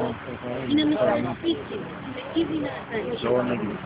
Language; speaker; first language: Greek; non-native, learner; Persian